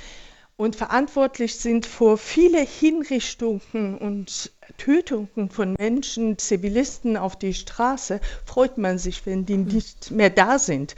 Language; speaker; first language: German; non-native, fluent; Persian